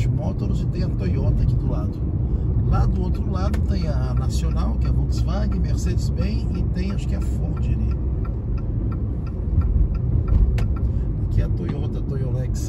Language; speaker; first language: Portuguese; native; Portuguese